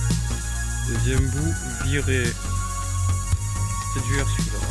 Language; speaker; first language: French; native; French